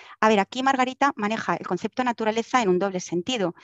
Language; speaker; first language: Spanish; native; Spanish